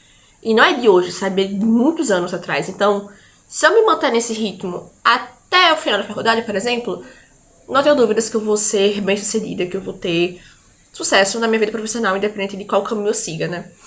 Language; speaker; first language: Portuguese; native; Portuguese